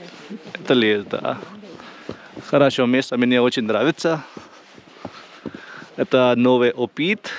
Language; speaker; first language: Russian; non-native, learner; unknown